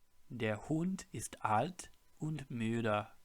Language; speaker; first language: German; non-native, fluent; English